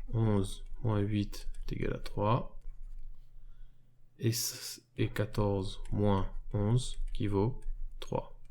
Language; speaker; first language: French; native; French